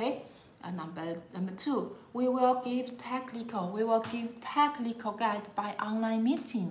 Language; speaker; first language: English; non-native, learner; Chinese